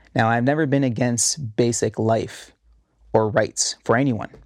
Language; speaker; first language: English; early bilingual, heritage; Arabic